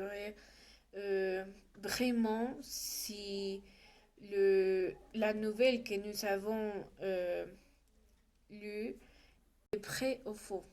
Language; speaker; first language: French; non-native, learner; Spanish